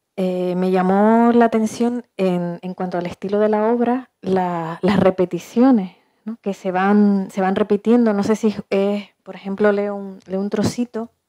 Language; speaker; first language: Spanish; native; Spanish